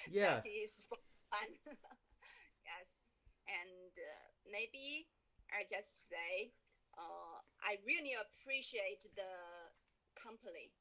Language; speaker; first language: English; non-native, learner; Chinese